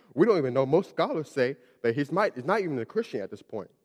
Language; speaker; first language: English; native; English